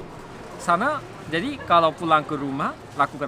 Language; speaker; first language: Indonesian; non-native, learner; Korean